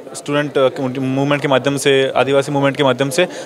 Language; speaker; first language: Hindi; native; Hindi